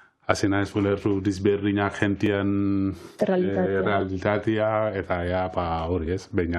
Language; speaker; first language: Basque; non-native, local second language; Spanish